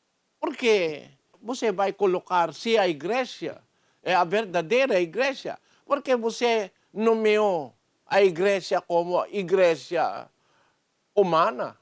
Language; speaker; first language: Portuguese; non-native, learner; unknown